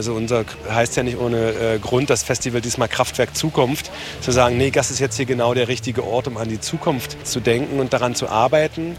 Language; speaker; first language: German; native; German